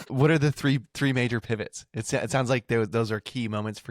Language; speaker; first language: English; native; English